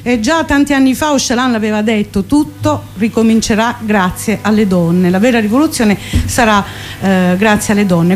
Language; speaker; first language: Italian; native; Italian